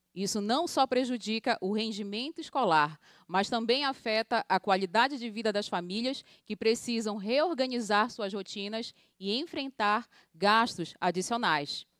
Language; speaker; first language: Portuguese; native; Portuguese